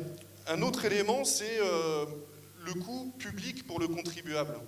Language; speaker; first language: French; native; French